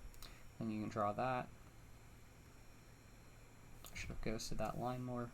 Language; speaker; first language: English; native; English